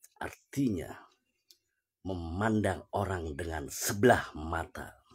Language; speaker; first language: Indonesian; native; Indonesian